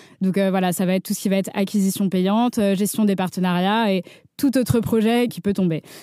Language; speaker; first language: French; native; French